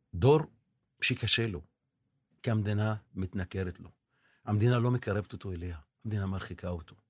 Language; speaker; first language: Hebrew; non-native, local second language; Arabic